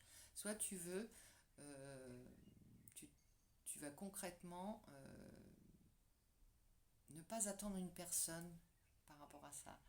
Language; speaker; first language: French; native; French